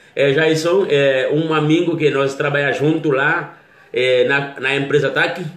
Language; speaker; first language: Portuguese; non-native, learner; Haitian Creole